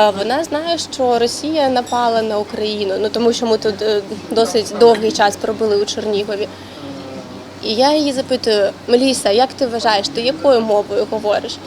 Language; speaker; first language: Ukrainian; non-native, local second language; Russian